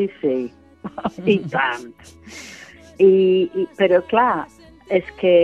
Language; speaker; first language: Catalan; non-native, fluent; English